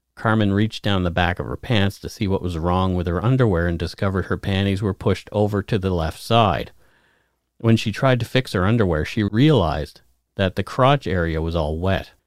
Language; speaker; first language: English; native; English